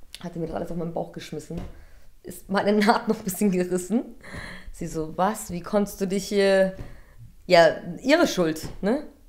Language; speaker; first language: German; early bilingual, other home language; Polish